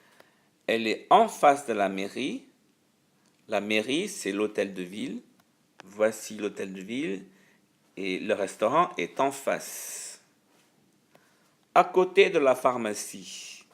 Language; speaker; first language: French; non-native, fluent; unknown